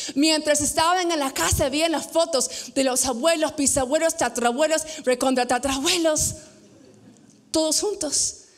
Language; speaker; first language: Spanish; non-native, fluent; English